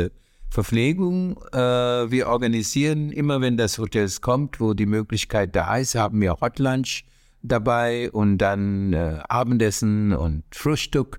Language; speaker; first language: German; non-native, fluent; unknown